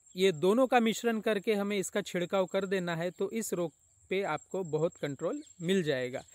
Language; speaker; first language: Hindi; non-native, local second language; Marathi